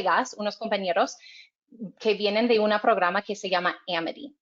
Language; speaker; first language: Spanish; non-native, fluent; English